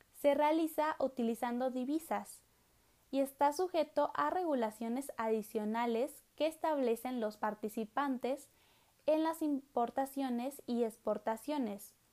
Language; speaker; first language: Spanish; native; Spanish